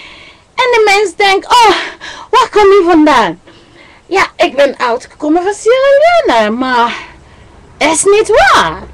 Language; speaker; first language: Dutch; non-native, learner; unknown